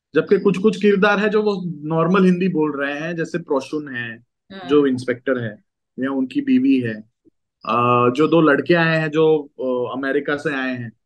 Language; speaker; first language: Hindi; non-native, local second language; Gujarati